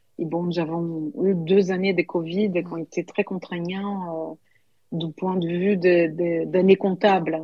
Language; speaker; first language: French; non-native, fluent; Portuguese